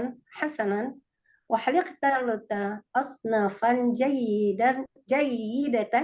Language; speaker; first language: Arabic; non-native, learner; Indonesian